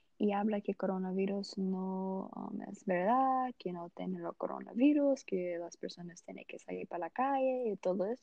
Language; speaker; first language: Spanish; non-native, learner; Portuguese